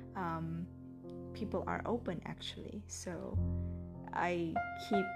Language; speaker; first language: English; non-native, fluent; Indonesian